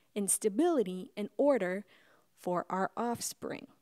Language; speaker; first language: English; native; English